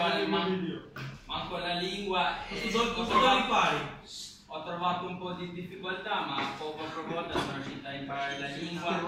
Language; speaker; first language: Italian; non-native, learner; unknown